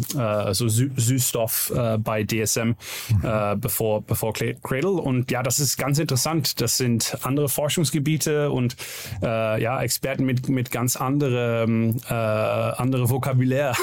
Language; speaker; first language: German; non-native, learner; Dutch